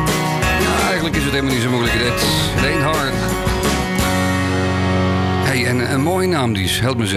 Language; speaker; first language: Dutch; native; Dutch